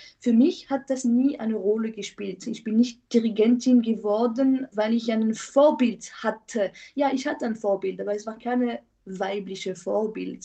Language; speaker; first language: German; non-native, fluent; French